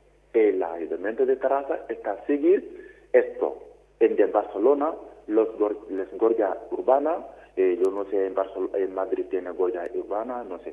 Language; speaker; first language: Spanish; non-native, learner; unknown